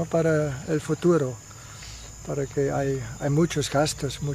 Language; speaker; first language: Spanish; non-native, fluent; Italian